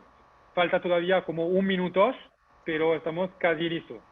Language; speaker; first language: Spanish; non-native, fluent; French